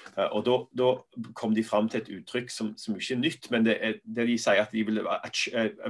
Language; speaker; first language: Norwegian; native; Norwegian